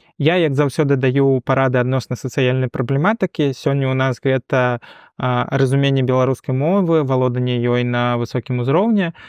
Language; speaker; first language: Belarusian; non-native, local second language; Russian